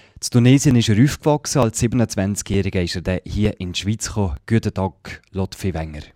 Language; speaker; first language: German; native; German